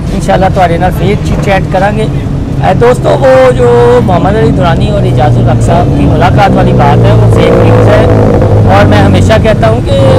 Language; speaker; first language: Urdu; native; Urdu